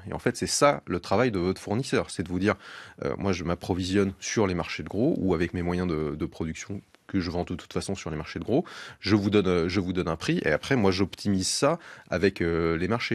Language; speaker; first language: French; native; French